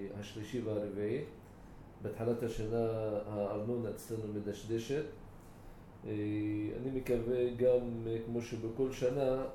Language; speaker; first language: Hebrew; non-native, local second language; Arabic